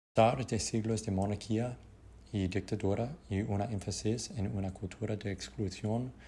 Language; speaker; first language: Spanish; non-native, learner; English